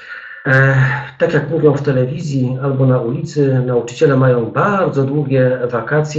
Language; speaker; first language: Polish; native; Polish